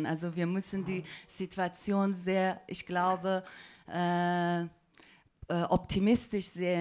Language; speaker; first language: German; non-native, fluent; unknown